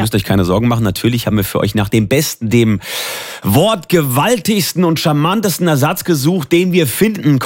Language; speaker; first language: German; native; German